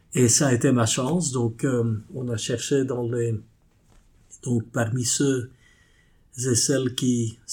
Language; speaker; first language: French; non-native, fluent; Dutch